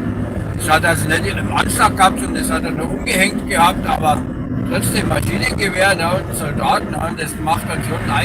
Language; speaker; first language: German; native; German